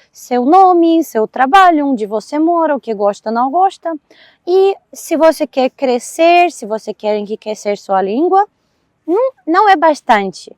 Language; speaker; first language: Portuguese; non-native, fluent; Russian